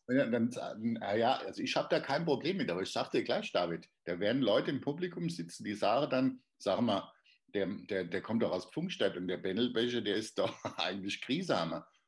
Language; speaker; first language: German; native; German